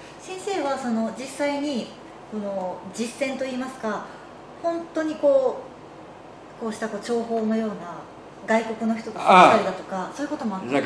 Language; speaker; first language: Japanese; native; Japanese